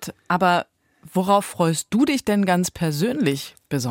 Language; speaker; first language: German; native; German